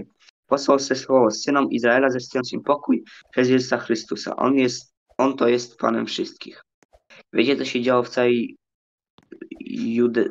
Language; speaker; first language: Polish; native; Polish